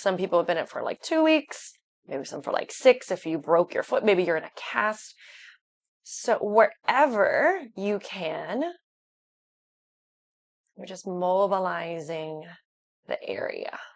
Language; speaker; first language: English; native; English